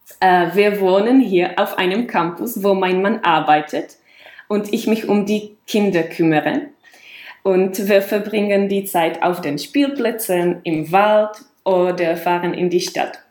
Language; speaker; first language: German; non-native, fluent; Czech